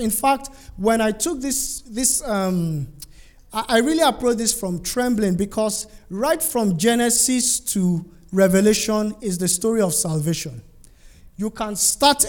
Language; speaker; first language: English; non-native, local second language; Yoruba